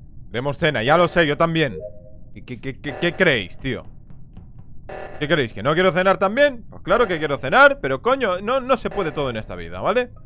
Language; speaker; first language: Spanish; native; Spanish